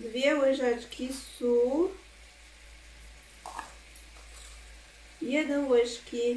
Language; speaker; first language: Polish; non-native, learner; Chinese